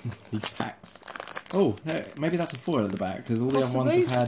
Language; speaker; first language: English; native; English